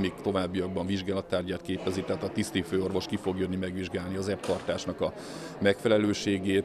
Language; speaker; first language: Hungarian; native; Hungarian